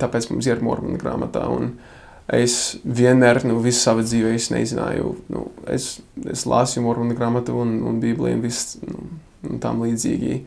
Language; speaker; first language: Latvian; non-native, fluent; English